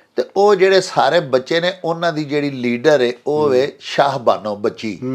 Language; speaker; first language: Punjabi; native; Punjabi